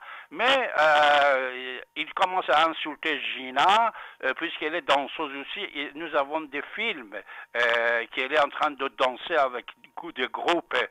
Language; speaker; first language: French; non-native, fluent; Persian